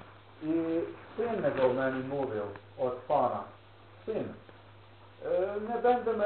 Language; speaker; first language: Polish; non-native, learner; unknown